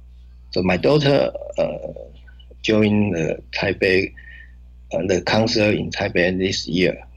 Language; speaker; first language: English; non-native, learner; Chinese